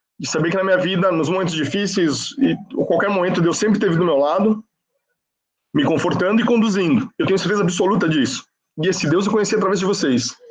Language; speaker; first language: Portuguese; non-native, fluent; Spanish